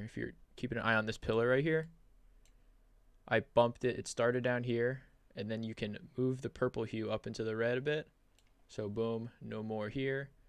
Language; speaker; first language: English; native; English